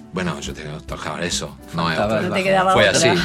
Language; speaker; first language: Spanish; non-native, learner; English